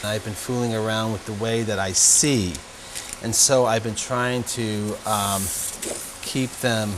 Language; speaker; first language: English; native; English